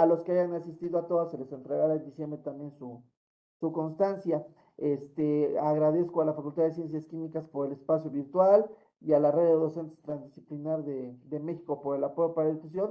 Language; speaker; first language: Spanish; native; Spanish